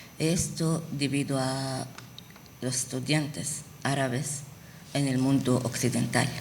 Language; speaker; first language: Spanish; non-native, fluent; Arabic